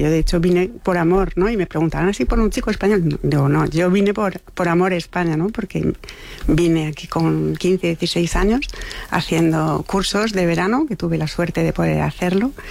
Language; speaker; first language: Spanish; non-native, fluent; French